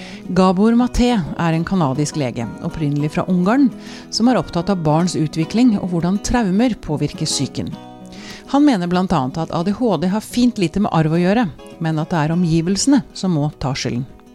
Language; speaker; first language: Norwegian; native; Norwegian